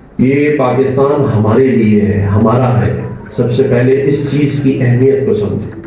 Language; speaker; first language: Urdu; native; Urdu